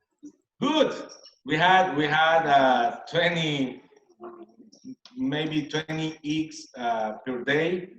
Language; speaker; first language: English; non-native, learner; Spanish